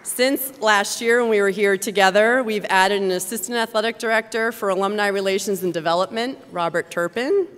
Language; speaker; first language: English; native; English